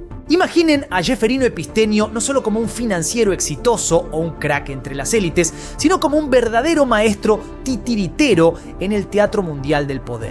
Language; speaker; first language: Spanish; native; Spanish